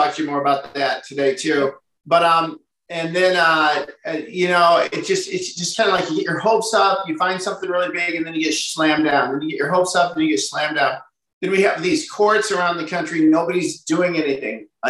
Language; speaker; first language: English; native; English